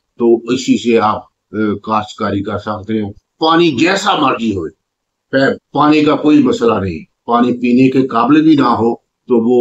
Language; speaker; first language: Urdu; non-native, local second language; Punjabi